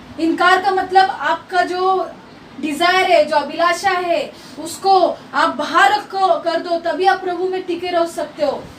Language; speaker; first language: Hindi; non-native, local second language; Marathi